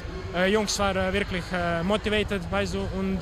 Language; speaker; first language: German; non-native, fluent; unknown